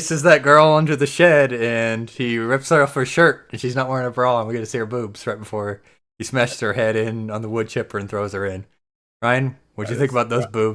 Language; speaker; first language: English; native; English